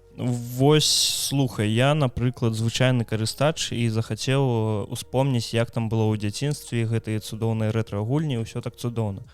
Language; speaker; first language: Belarusian; non-native, local second language; Russian